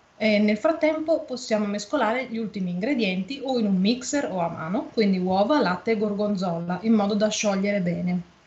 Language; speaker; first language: Italian; native; Italian